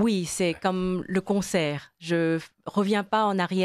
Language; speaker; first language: French; non-native, fluent; Korean